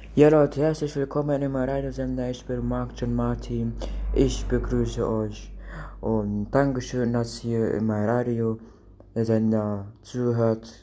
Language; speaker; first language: German; non-native, local second language; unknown